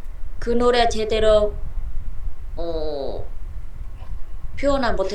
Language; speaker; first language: Korean; non-native, learner; Vietnamese